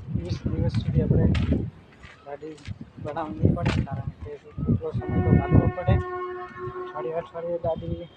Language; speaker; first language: Gujarati; non-native, local second language; Bhili